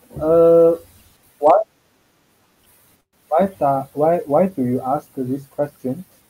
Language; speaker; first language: English; non-native, learner; Chinese